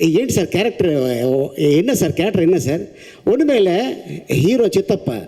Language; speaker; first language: Tamil; non-native, local second language; Telugu